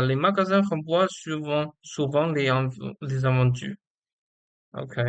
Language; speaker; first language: French; non-native, learner; Chinese